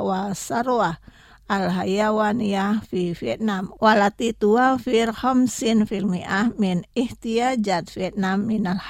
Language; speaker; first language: Arabic; non-native, fluent; Indonesian